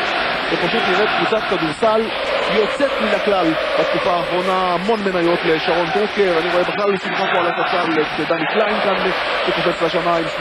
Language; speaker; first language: Hebrew; native; Hebrew